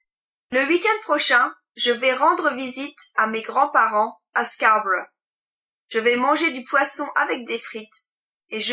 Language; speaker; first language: French; non-native, learner; English